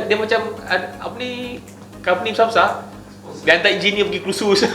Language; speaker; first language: Malay; native; Malay